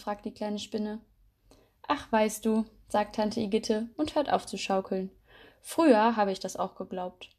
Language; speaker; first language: German; native; German